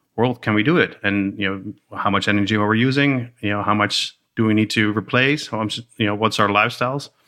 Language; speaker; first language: English; non-native, fluent; Dutch